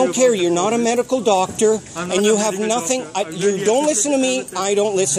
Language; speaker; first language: English; non-native, fluent; Punjabi